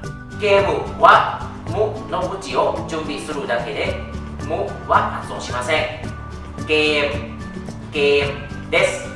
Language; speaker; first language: Japanese; non-native, fluent; Thai